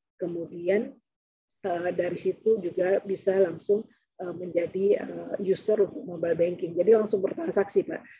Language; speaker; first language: Indonesian; native; Indonesian